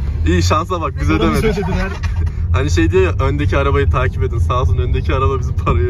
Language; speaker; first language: Turkish; native; Turkish